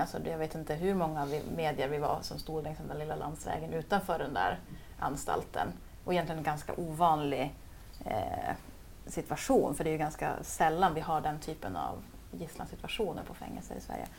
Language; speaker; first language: Swedish; native; Swedish